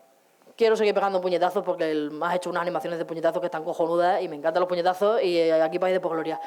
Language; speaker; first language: Spanish; native; Spanish